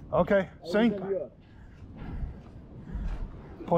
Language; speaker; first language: Portuguese; non-native, learner; English